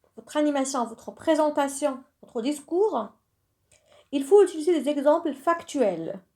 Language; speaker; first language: French; non-native, local second language; Arabic